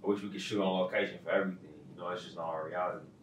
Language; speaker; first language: English; native; English